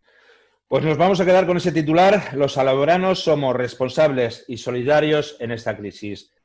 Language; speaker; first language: Spanish; native; Spanish